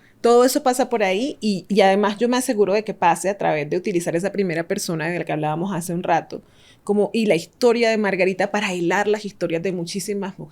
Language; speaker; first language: Spanish; native; Spanish